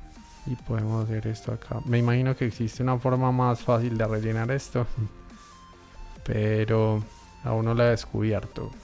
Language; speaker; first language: Spanish; native; Spanish